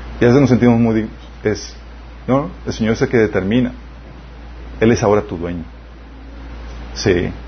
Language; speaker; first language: Spanish; native; Spanish